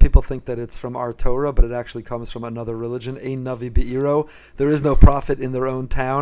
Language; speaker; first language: English; native; English